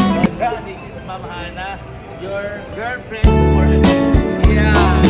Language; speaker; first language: English; non-native, local second language; Filipino